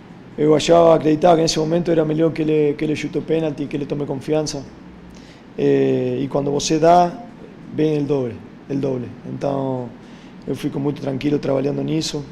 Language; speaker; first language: Portuguese; non-native, fluent; Spanish